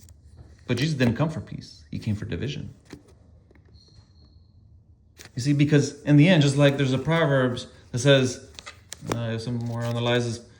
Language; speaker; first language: English; native; English